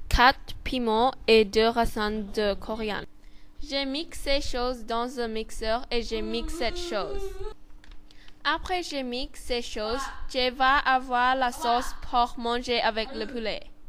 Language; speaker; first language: French; non-native, learner; Thai